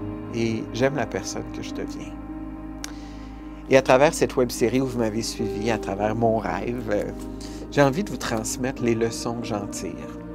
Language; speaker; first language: French; native; French